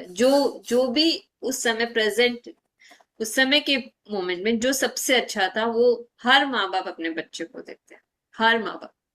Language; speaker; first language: Hindi; native; Hindi